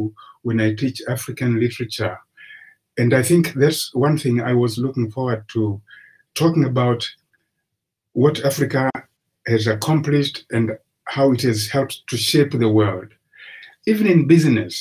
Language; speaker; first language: English; non-native, local second language; Swahili